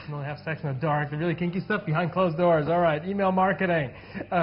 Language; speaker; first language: English; native; English